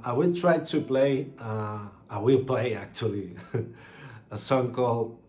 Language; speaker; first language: English; non-native, fluent; Catalan